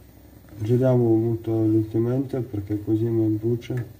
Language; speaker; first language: Italian; non-native, learner; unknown